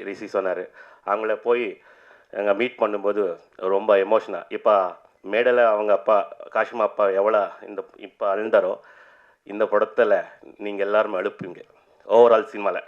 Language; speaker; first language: Tamil; non-native, fluent; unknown